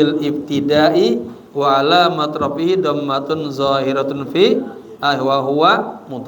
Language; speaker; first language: Arabic; non-native, fluent; Indonesian